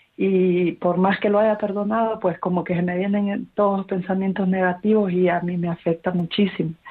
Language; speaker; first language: Spanish; native; Spanish